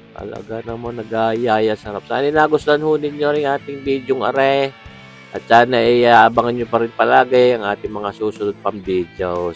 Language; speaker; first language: Filipino; native; Filipino